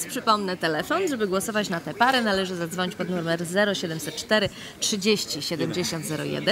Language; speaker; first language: Polish; native; Polish